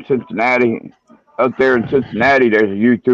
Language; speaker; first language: English; native; English